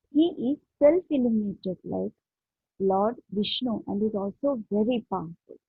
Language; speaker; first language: English; non-native, local second language; Hindi